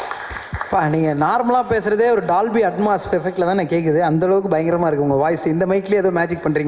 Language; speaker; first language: Tamil; native; Tamil